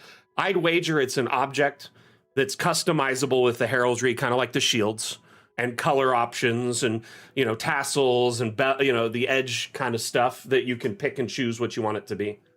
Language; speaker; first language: English; native; English